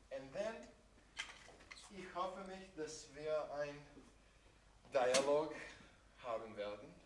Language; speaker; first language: German; non-native, learner; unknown